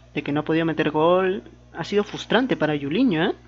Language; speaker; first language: Spanish; native; Spanish